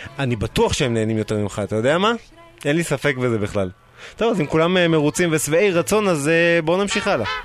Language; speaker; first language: Hebrew; native; Hebrew